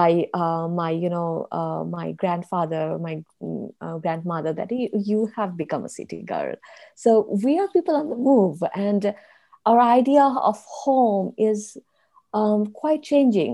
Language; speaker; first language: English; non-native, local second language; Bangla